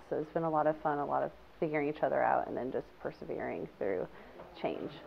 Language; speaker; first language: English; native; English